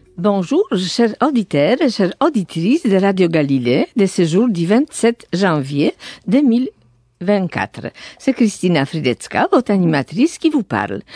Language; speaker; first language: French; non-native, fluent; Polish